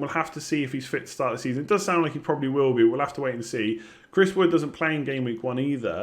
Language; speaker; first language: English; native; English